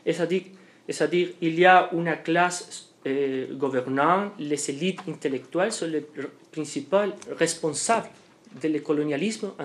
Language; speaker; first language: French; non-native, fluent; Spanish